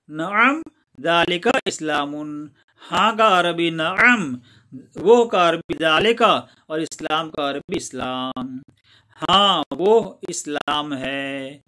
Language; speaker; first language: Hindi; non-native, local second language; Gujarati